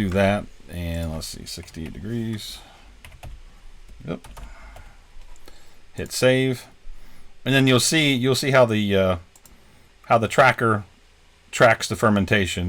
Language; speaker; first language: English; native; English